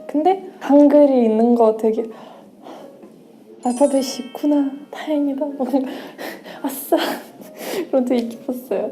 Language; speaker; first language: Korean; non-native, fluent; Russian